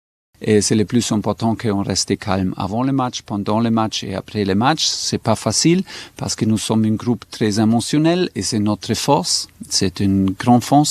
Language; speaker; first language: French; non-native, fluent; German